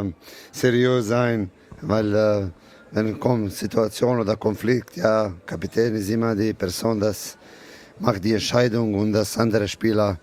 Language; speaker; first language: German; non-native, learner; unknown